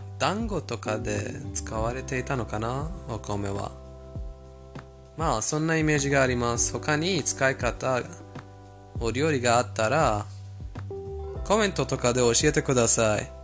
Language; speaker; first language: Japanese; non-native, fluent; Persian